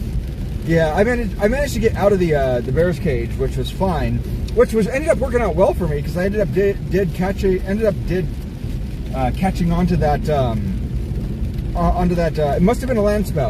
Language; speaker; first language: English; native; English